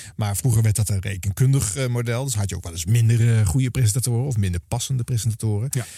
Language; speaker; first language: Dutch; native; Dutch